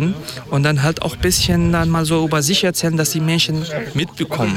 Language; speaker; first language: German; non-native, fluent; Kurdish